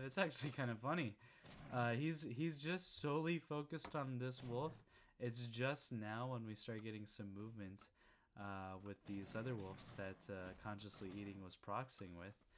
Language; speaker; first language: English; native; English